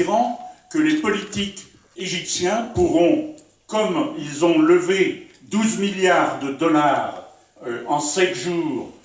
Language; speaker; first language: French; native; French